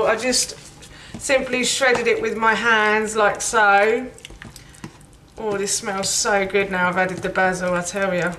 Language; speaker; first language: English; native; English